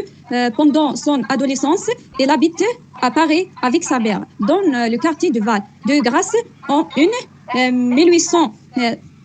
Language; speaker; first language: French; non-native, learner; Arabic